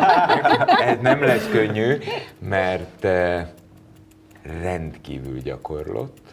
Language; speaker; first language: Hungarian; native; Hungarian